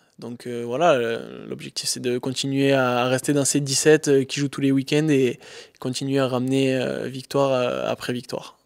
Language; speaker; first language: French; native; French